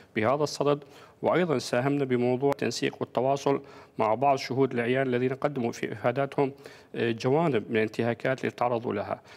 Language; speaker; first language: Arabic; native; Arabic